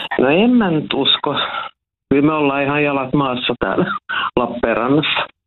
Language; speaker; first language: Finnish; non-native, local second language; Swedish